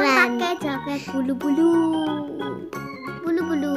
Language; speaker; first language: Indonesian; early bilingual, other home language; Korean